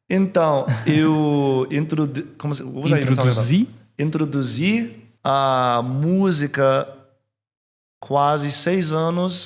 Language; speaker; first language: Portuguese; early bilingual, heritage; English